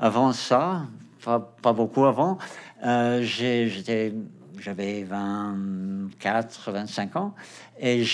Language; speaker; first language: French; non-native, fluent; Portuguese